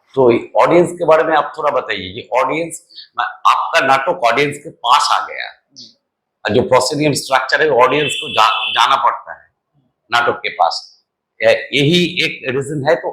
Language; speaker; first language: Hindi; non-native, local second language; Bangla